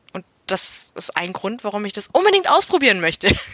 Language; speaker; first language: German; native; German